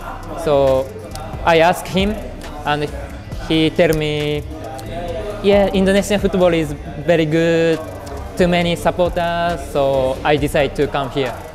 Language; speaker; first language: English; non-native, learner; Japanese